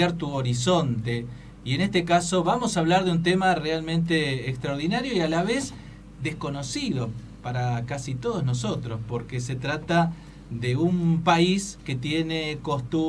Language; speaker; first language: Spanish; native; Spanish